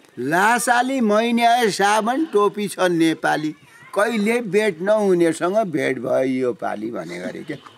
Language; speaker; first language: Nepali; native; Nepali